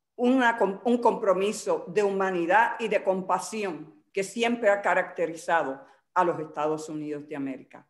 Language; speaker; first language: Spanish; early bilingual, heritage; Spanish